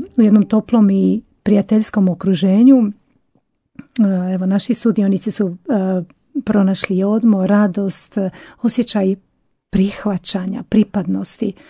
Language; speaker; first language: Croatian; native; Croatian